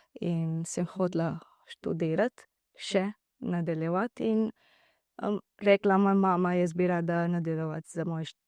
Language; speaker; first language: Slovenian; non-native, learner; Divehi